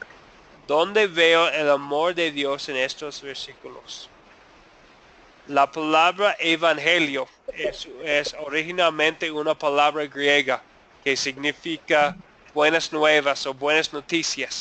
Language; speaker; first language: Spanish; non-native, fluent; English